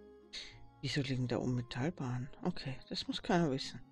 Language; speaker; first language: German; native; German